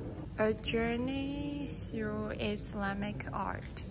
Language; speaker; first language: English; non-native, learner; Chinese